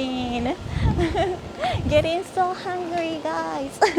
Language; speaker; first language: English; non-native, fluent; Japanese